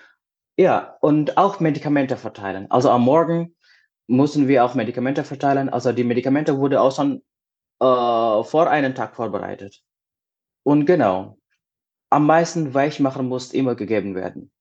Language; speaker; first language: German; non-native, fluent; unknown